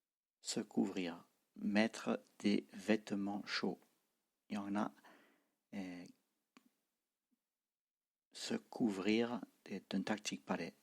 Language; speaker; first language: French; non-native, fluent; Tibetan